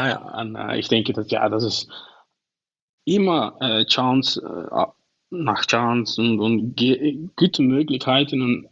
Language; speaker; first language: German; non-native, learner; Dutch